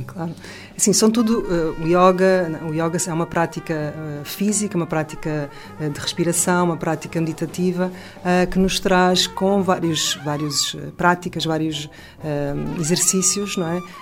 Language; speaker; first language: Portuguese; native; Portuguese